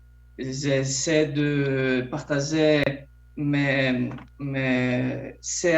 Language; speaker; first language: French; non-native, fluent; Polish